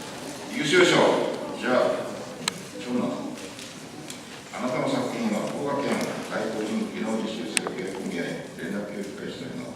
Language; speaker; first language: Japanese; native; Japanese